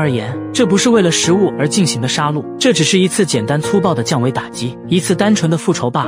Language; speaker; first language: Chinese; native; Chinese